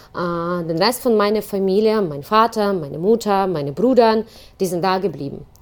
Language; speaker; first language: German; non-native, fluent; Ukrainian